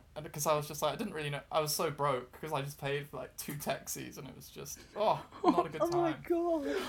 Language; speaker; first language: English; native; English